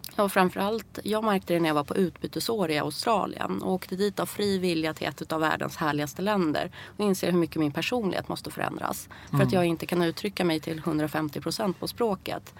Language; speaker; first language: Swedish; early bilingual, other home language; Persian